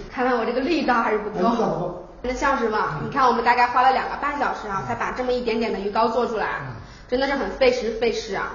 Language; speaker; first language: Chinese; native; Chinese